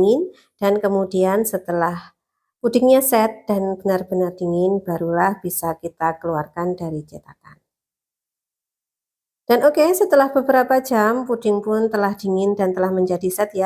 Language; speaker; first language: Indonesian; native; Indonesian